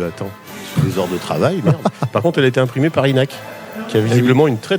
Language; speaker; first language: French; native; French